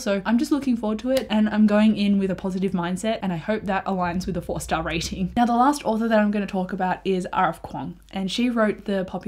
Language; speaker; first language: English; native; English